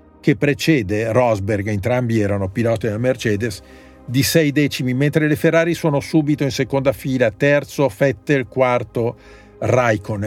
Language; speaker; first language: Italian; native; Italian